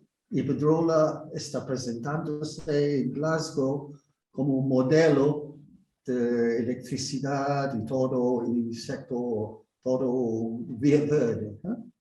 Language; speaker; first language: Spanish; non-native, fluent; English